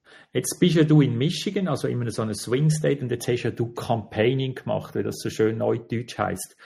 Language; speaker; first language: German; native; German